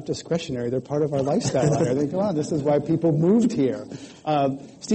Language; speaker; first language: English; native; English